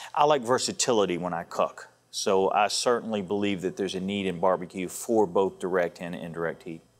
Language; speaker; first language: English; native; English